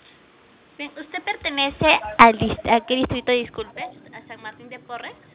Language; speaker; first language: Spanish; native; Spanish